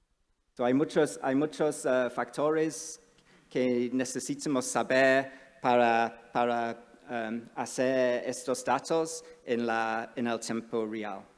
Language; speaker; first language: Spanish; non-native, fluent; English